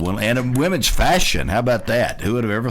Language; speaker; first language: English; native; English